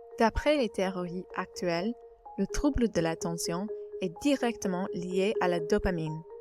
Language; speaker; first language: French; native; French